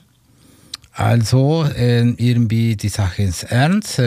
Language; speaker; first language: German; non-native, fluent; Spanish